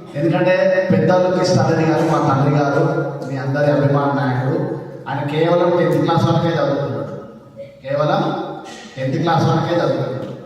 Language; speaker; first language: Telugu; native; Telugu